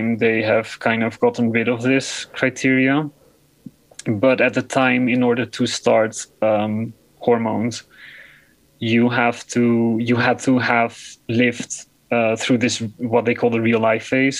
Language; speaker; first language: English; non-native, fluent; Dutch